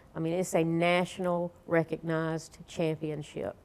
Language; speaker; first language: English; native; English